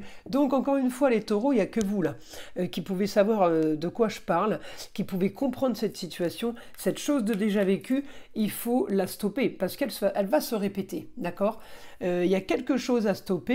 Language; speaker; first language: French; native; French